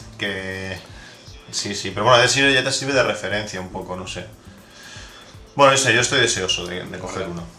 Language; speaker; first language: Spanish; native; Spanish